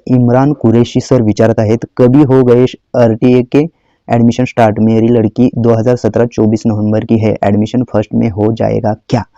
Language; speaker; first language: Hindi; non-native, local second language; Marathi